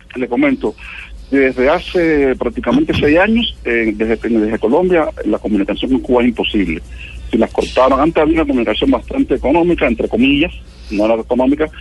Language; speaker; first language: Spanish; native; Spanish